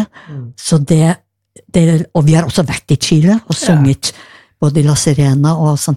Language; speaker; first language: Norwegian; native; Norwegian